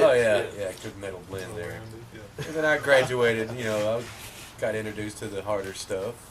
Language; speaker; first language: English; native; English